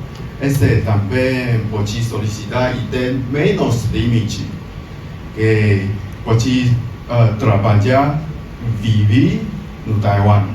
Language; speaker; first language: Portuguese; non-native, learner; Chinese